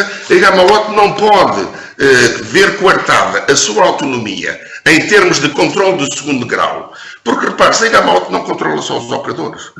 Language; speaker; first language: Portuguese; native; Portuguese